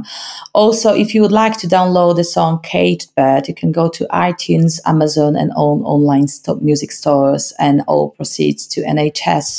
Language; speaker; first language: English; non-native, fluent; Polish